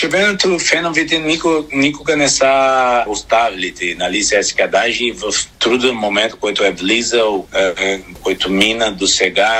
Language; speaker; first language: Bulgarian; non-native, learner; Portuguese